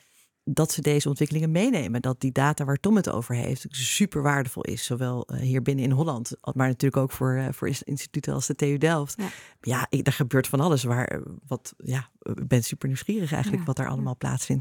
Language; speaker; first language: Dutch; native; Dutch